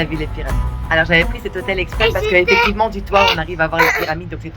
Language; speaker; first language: French; native; French